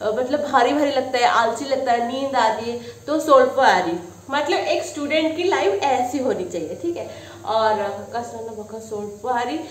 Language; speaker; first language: Hindi; non-native, local second language; Odia